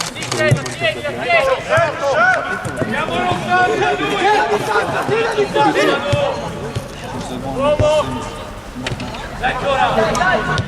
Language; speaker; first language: Italian; native; Italian